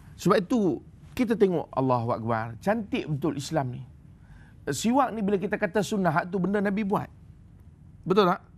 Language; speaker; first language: Malay; native; Malay